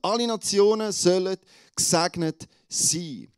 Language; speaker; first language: German; native; German